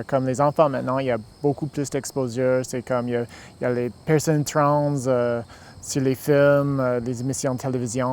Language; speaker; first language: French; non-native, local second language; English